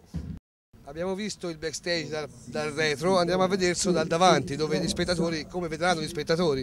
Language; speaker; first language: Italian; native; Italian